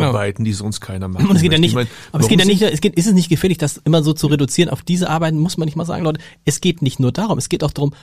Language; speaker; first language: German; native; German